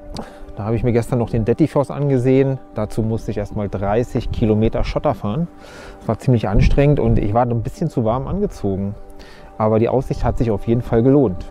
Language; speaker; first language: German; native; German